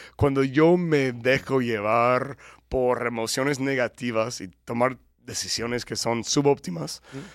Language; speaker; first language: Spanish; non-native, fluent; English